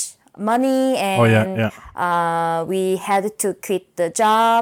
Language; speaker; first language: English; non-native, fluent; Korean